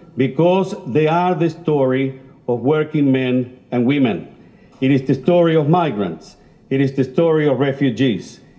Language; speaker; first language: English; non-native, fluent; Spanish